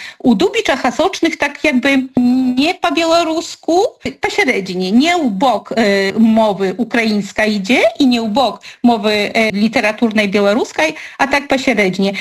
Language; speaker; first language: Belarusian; native; Belarusian